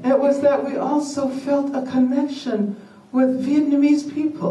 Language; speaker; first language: English; native; English